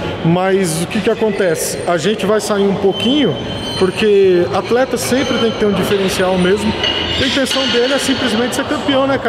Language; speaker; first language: Portuguese; native; Portuguese